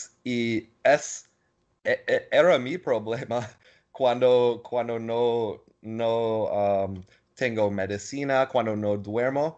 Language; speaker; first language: Spanish; non-native, learner; English